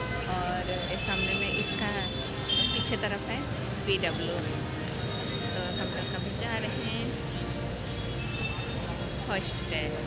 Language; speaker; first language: Hindi; non-native, local second language; Odia